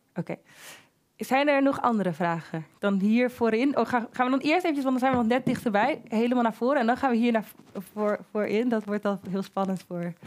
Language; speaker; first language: Dutch; native; Dutch